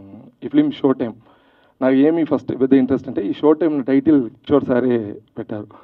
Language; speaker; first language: Telugu; early bilingual, heritage; Telugu